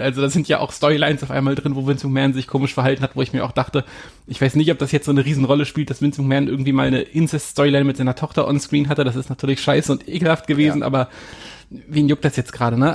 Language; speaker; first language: German; native; German